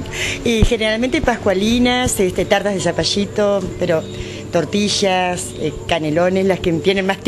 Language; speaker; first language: Spanish; native; Spanish